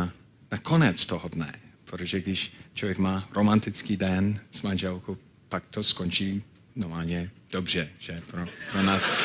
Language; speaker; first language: Czech; non-native, fluent; English